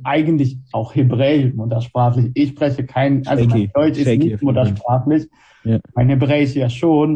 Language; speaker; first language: German; non-native, fluent; Hebrew